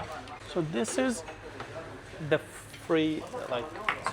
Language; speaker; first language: English; non-native, fluent; Arabic